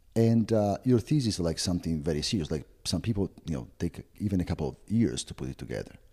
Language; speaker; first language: English; non-native, fluent; Italian